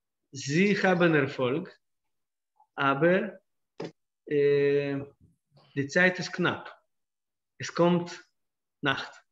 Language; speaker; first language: German; non-native, fluent; Russian